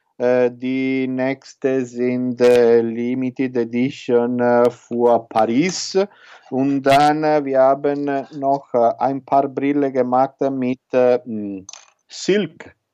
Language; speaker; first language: German; non-native, learner; Italian